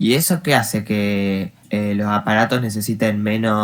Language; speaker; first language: Spanish; native; Spanish